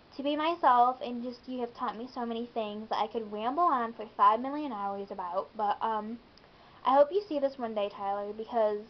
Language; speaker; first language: English; native; English